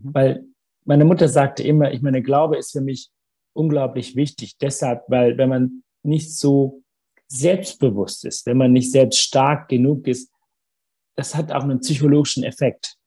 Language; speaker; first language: German; early bilingual, other home language; Tamil